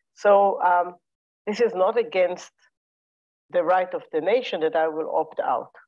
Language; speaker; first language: English; non-native, fluent; Hebrew